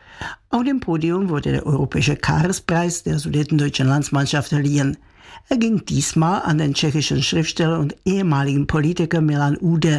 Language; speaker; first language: German; native; German